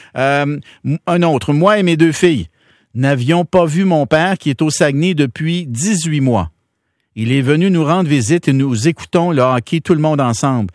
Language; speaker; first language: French; native; French